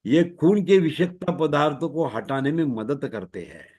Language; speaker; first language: Hindi; non-native, local second language; Marathi